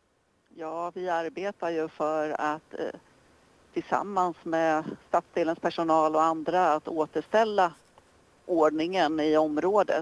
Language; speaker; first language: Swedish; native; Swedish